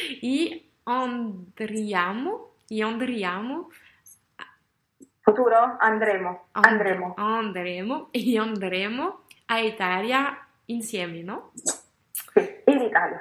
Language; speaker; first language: Italian; non-native, learner; French